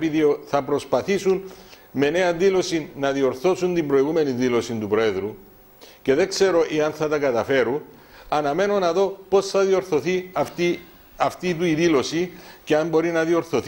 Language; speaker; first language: Greek; native; Greek